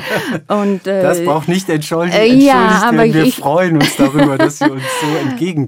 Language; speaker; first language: German; native; German